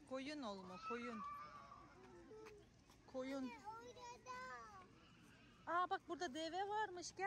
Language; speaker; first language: Turkish; non-native, learner; Kazakh